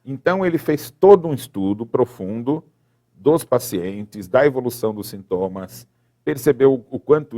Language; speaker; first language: Portuguese; native; Portuguese